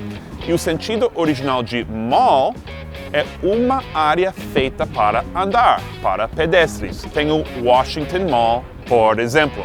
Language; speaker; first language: Portuguese; non-native, fluent; English